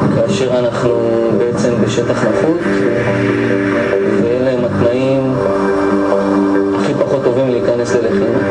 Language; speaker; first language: Hebrew; native; Hebrew